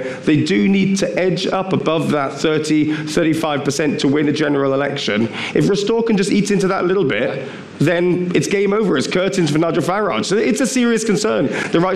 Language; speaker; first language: English; native; English